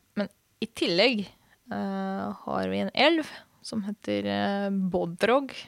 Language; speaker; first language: Norwegian; non-native, fluent; Hungarian